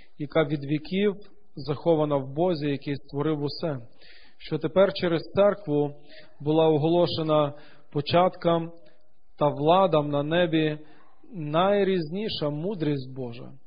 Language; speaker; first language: Ukrainian; native; Ukrainian